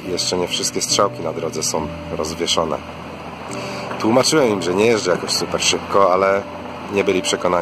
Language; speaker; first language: Polish; native; Polish